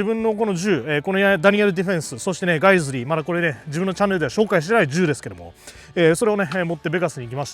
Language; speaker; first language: Japanese; native; Japanese